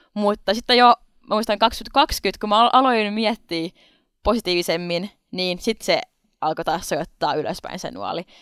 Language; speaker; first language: Finnish; non-native, local second language; Swedish